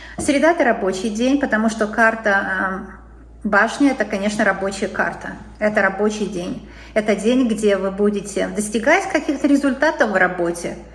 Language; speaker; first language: Russian; native; Russian